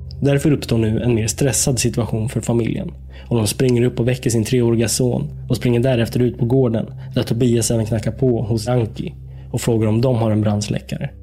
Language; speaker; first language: Swedish; native; Swedish